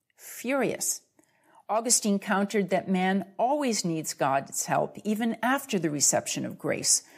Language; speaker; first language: English; native; English